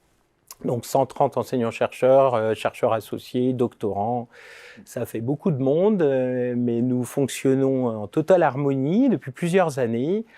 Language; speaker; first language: French; native; French